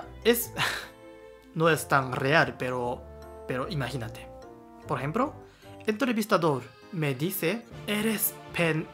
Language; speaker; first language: Spanish; non-native, learner; Japanese